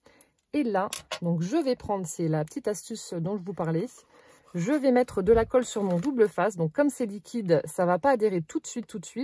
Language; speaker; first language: French; native; French